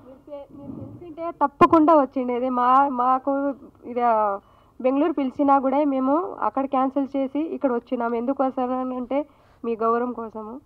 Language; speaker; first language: Telugu; non-native, local second language; Lambadi